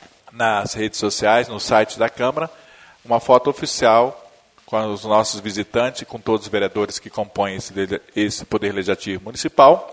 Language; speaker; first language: Portuguese; native; Portuguese